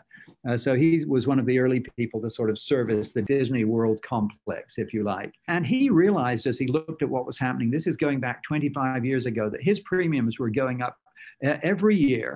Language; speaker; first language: English; native; English